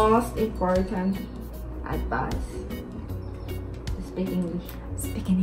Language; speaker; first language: English; non-native, learner; Spanish